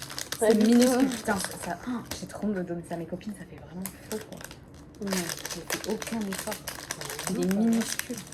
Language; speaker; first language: French; native; French